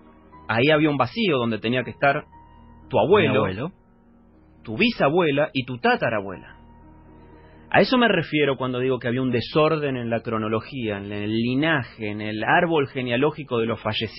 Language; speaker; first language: Spanish; native; Spanish